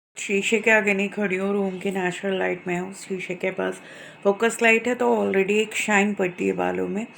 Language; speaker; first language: Hindi; non-native, local second language; Bangla